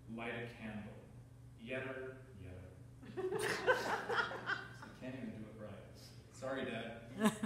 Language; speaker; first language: English; native; English